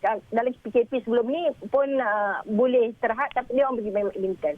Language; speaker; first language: Malay; native; Malay